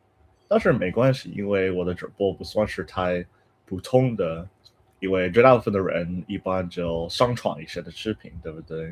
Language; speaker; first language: Chinese; non-native, fluent; English